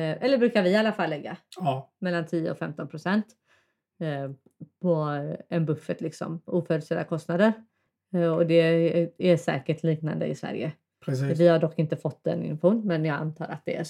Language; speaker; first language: Swedish; native; Swedish